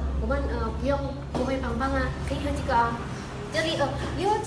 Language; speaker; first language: Chinese; non-native, learner; Indonesian